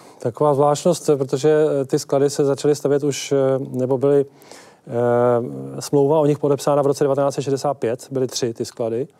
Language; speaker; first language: Czech; native; Czech